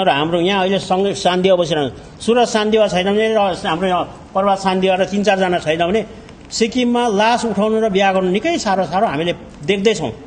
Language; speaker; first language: Nepali; native; Nepali